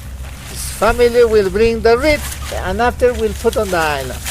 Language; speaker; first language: English; non-native, learner; Spanish